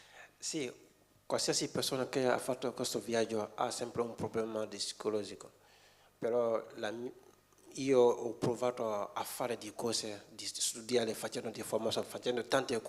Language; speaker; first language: Italian; non-native, fluent; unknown